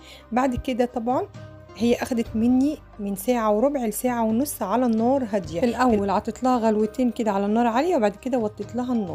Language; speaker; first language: Arabic; native; Arabic